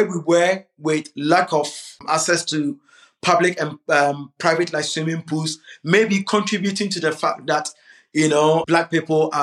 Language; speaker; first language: English; non-native, local second language; Akan